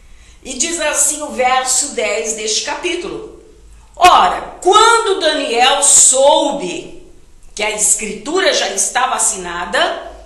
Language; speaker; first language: Portuguese; native; Portuguese